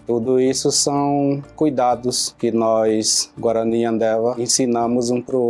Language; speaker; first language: Portuguese; non-native, local second language; Guarani